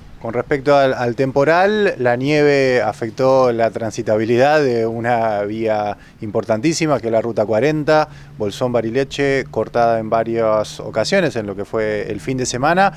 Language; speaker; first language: Spanish; native; Spanish